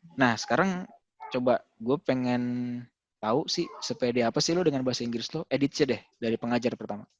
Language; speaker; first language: Indonesian; native; Indonesian